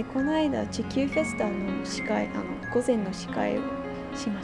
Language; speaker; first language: Japanese; non-native, fluent; English